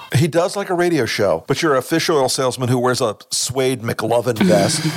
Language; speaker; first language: English; native; English